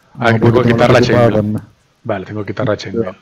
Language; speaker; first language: Spanish; native; Spanish